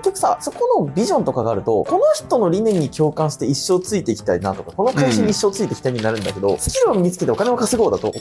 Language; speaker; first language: Japanese; native; Japanese